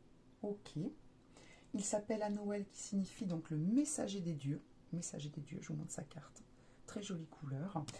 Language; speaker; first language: French; native; French